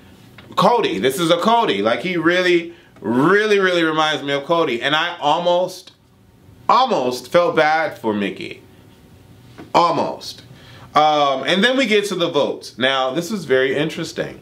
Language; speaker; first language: English; native; English